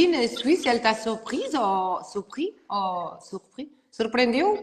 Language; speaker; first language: French; non-native, learner; Portuguese